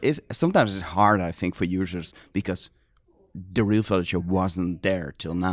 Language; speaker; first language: English; non-native, fluent; Dutch